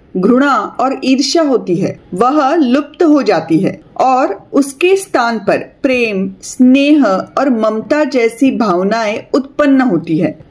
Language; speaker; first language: Hindi; non-native, local second language; Marathi